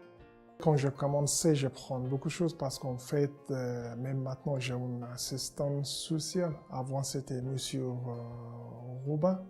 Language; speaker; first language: French; non-native, learner; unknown